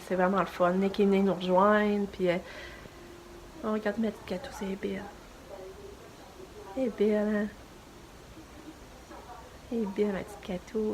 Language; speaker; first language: French; native; French